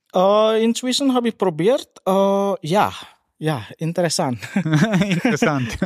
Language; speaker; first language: German; non-native, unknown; Indonesian